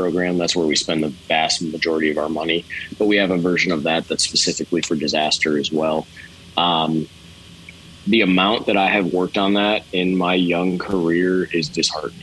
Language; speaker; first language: English; native; English